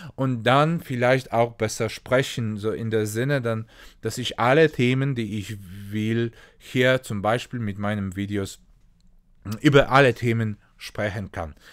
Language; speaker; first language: German; non-native, fluent; Polish